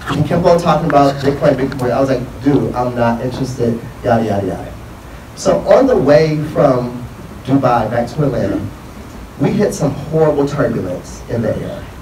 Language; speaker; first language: English; native; English